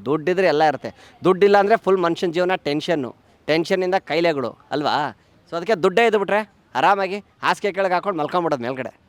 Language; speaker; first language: Kannada; native; Kannada